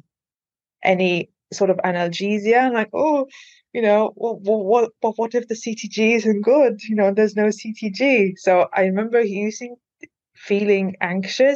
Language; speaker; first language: English; non-native, fluent; Maltese